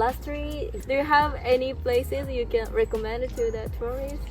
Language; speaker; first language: English; non-native, learner; Japanese